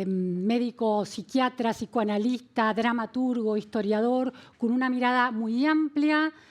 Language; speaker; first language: Spanish; native; Spanish